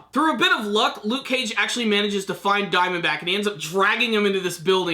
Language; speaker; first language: English; native; English